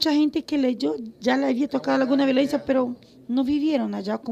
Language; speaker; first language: Spanish; non-native, fluent; Portuguese